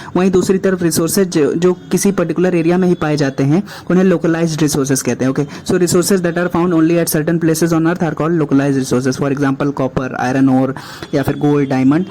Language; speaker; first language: Hindi; native; Hindi